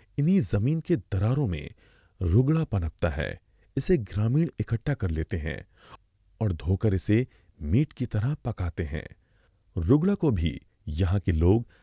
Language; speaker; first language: Hindi; native; Hindi